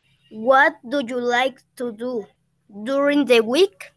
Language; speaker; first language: English; non-native, learner; Spanish